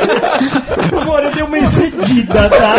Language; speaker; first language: Portuguese; native; Portuguese